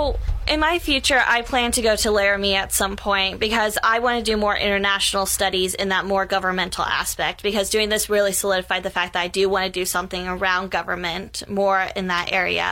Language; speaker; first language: English; native; English